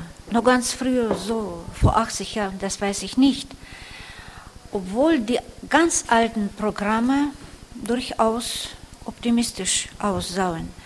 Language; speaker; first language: German; non-native, fluent; Russian